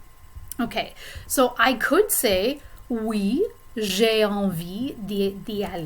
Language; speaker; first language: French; non-native, fluent; English